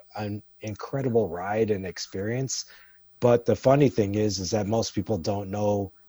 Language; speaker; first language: English; native; English